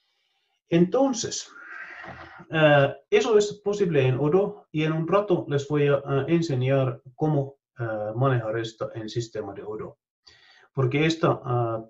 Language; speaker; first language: Spanish; non-native, fluent; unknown